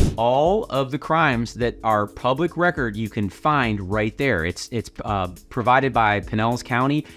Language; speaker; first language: English; native; English